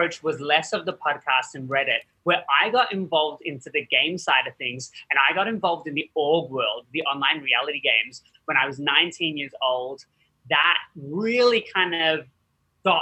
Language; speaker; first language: English; native; English